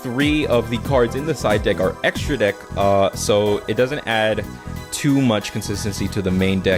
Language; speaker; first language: English; native; English